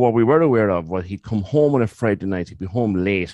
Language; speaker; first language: English; native; English